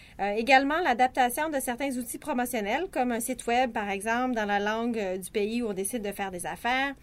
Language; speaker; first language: French; native; French